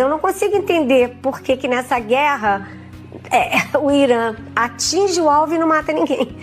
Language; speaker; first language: Portuguese; native; Portuguese